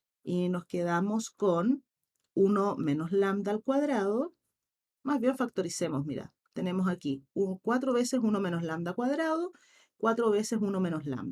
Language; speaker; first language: Spanish; native; Spanish